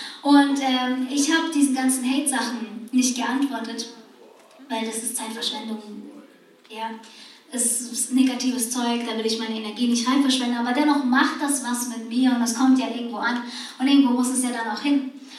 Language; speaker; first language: German; native; German